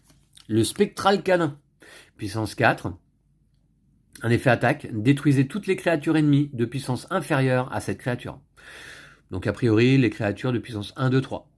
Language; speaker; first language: French; native; French